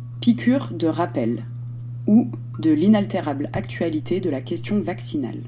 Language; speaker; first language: French; native; French